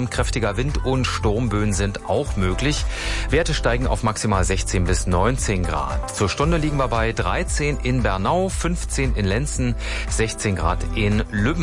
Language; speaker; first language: German; native; German